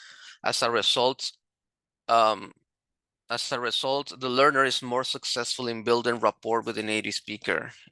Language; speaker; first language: English; non-native, fluent; Spanish